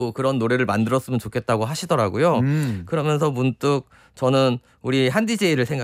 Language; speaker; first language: Korean; native; Korean